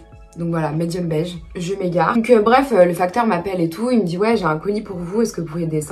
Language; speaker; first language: French; native; French